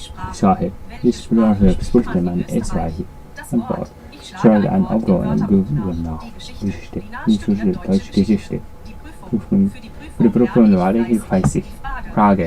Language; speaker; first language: German; non-native, learner; Japanese